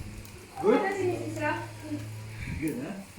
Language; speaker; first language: English; non-native, learner; Romanian